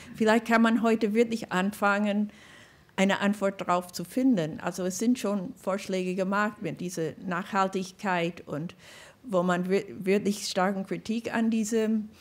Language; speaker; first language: German; non-native, fluent; English